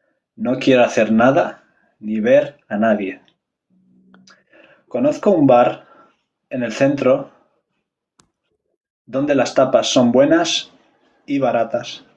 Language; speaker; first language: Spanish; non-native, fluent; French